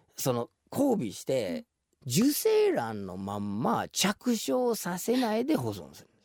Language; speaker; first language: Japanese; non-native, fluent; English